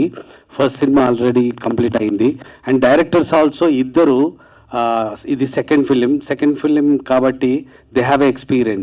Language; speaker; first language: Telugu; native; Telugu